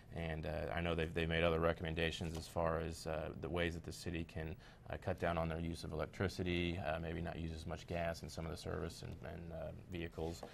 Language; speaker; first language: English; native; English